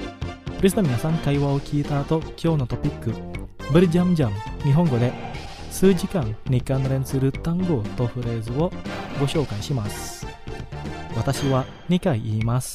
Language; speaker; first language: Japanese; non-native, fluent; Indonesian